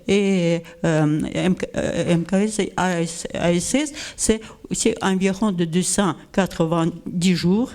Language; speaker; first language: French; non-native, learner; Russian